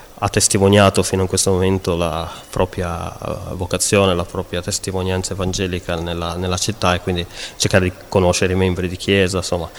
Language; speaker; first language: Italian; native; Italian